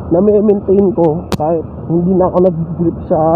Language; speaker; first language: Filipino; non-native, local second language; Cebuano